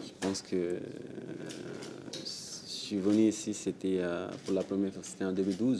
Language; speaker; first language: French; non-native, local second language; Wolof